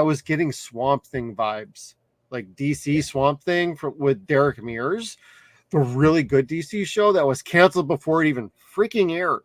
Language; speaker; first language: English; native; English